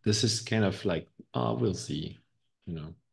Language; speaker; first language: English; non-native, fluent; French